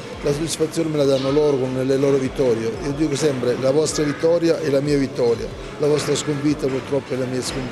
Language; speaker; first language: Italian; native; Italian